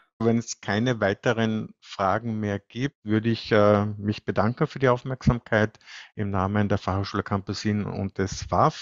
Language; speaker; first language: German; native; German